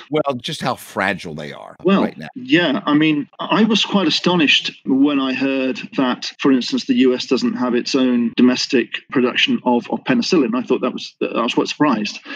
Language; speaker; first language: English; native; English